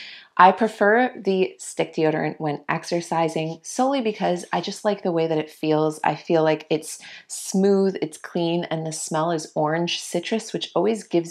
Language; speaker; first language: English; native; English